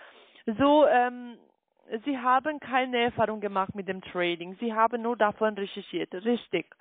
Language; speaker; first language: German; non-native, learner; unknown